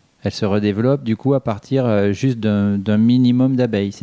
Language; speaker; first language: French; native; French